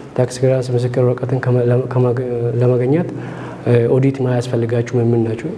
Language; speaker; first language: Amharic; native; Amharic